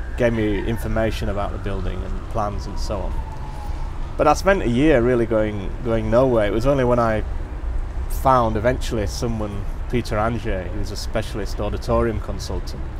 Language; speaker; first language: English; native; English